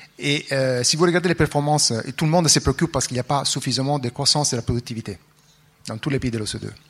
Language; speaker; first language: French; non-native, fluent; Italian